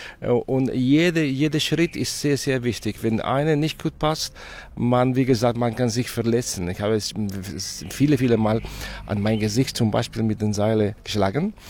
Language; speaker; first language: German; non-native, fluent; Spanish